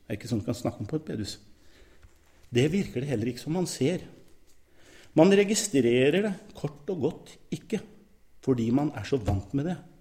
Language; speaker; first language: Norwegian; native; Norwegian